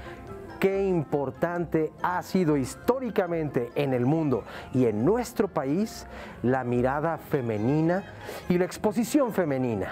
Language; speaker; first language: Spanish; native; Spanish